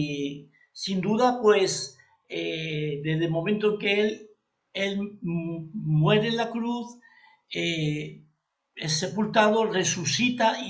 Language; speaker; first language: Spanish; native; Spanish